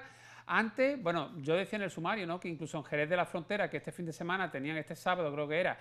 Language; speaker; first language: Spanish; native; Spanish